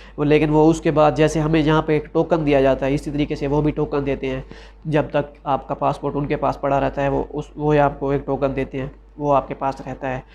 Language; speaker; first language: Urdu; non-native, local second language; Saraiki